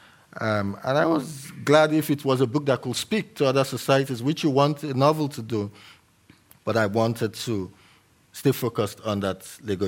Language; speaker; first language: English; native; English